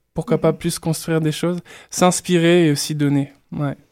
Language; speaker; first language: French; native; French